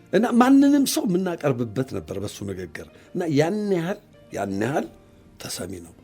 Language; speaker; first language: Amharic; native; Amharic